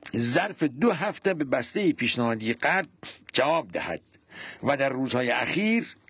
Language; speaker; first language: Persian; non-native, local second language; Central Kurdish